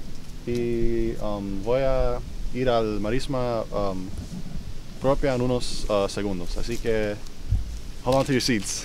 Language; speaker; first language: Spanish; non-native, fluent; English